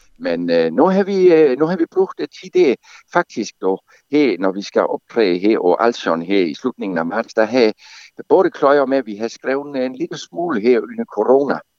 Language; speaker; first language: Danish; native; Danish